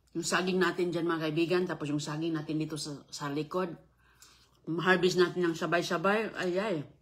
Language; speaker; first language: Filipino; non-native, local second language; Cebuano